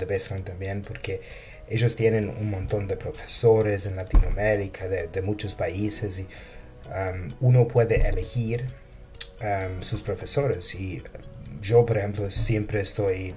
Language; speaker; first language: Spanish; non-native, fluent; English